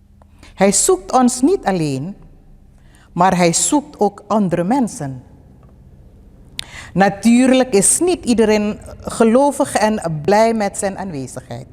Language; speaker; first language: Dutch; early bilingual, other home language; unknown